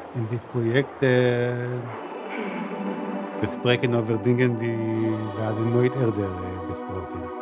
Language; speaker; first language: Dutch; non-native, learner; Hebrew